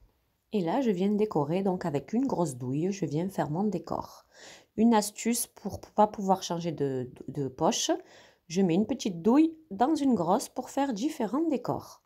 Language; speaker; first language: French; native; French